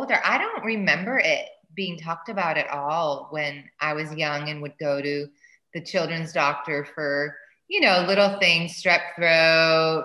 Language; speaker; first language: English; native; English